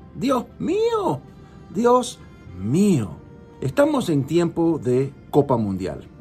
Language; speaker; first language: Spanish; early bilingual, heritage; Spanish